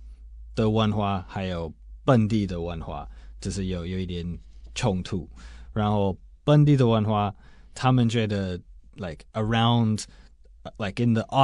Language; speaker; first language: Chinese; non-native, fluent; English